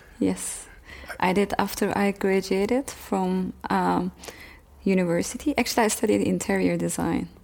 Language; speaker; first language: English; non-native, fluent; Turkish